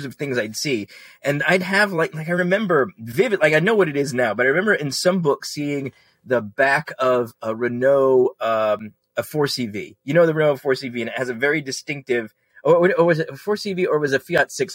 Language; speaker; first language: English; native; English